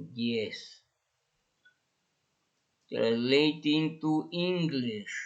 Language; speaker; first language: English; non-native, fluent; Spanish